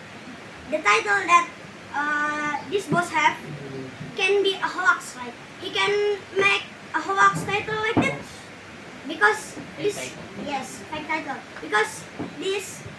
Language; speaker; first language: English; non-native, learner; Indonesian